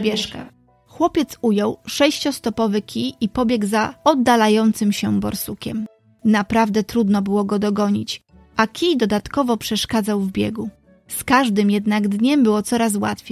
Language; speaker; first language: Polish; native; Polish